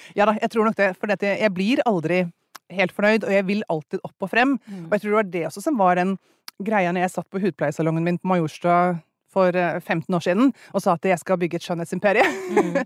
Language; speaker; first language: Norwegian; native; Norwegian